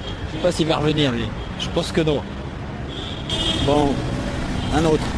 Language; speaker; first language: French; native; French